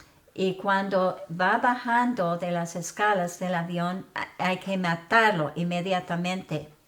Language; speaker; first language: Spanish; non-native, fluent; English